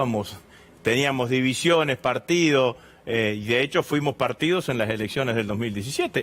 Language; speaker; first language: Spanish; native; Spanish